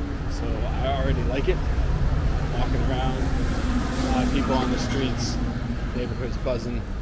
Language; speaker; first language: English; native; English